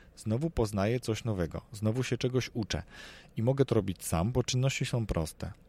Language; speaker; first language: Polish; native; Polish